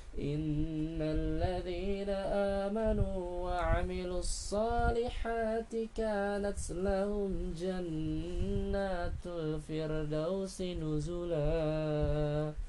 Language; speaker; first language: Arabic; non-native, fluent; Indonesian